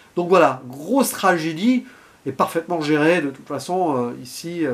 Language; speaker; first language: French; native; French